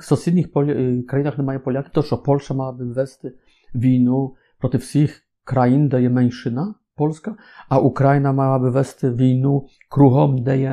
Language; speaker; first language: Ukrainian; non-native, fluent; Polish